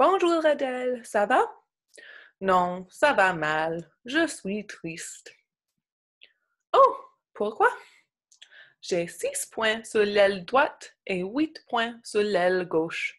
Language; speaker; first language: French; non-native, local second language; English